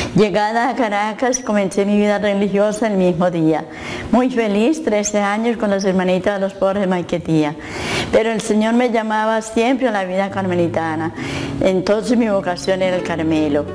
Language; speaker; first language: Spanish; native; Spanish